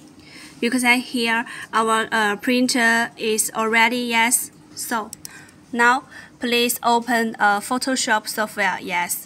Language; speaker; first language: English; non-native, learner; Chinese